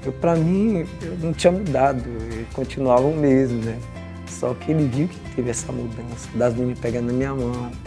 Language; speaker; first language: Portuguese; non-native, local second language; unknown